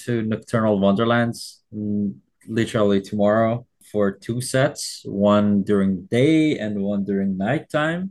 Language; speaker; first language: English; non-native, fluent; Persian